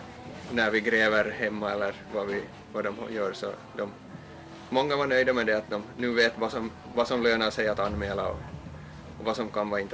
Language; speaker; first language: Swedish; native; Swedish